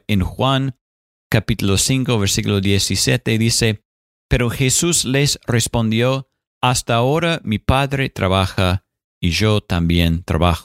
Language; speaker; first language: Spanish; non-native, fluent; English